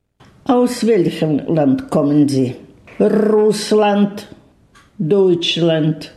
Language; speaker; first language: German; non-native, learner; Russian